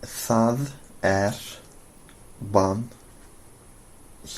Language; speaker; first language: Icelandic; non-native, learner; English